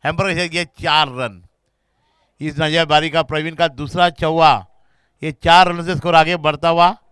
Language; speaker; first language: Hindi; non-native, local second language; Marathi